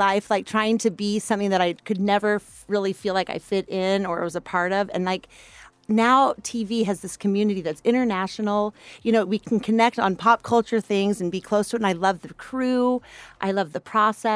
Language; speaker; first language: English; native; English